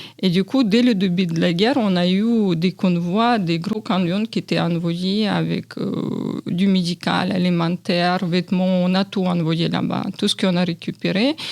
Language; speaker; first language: French; non-native, fluent; Ukrainian